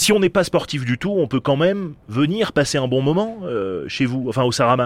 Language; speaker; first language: French; native; French